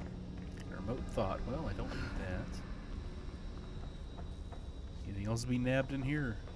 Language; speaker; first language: English; native; English